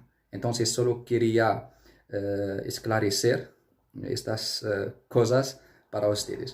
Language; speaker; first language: Spanish; non-native, fluent; Arabic